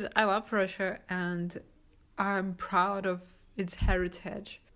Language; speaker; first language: English; non-native, fluent; Russian